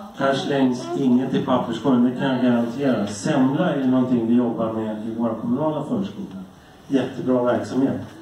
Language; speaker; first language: Swedish; native; Swedish